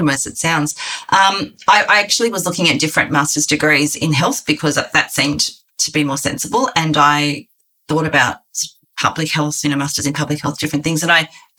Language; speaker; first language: English; native; English